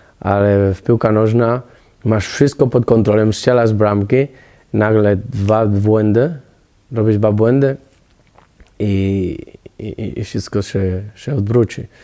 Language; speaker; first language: Polish; non-native, learner; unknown